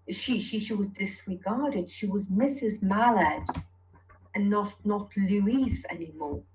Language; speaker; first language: English; non-native, fluent; Persian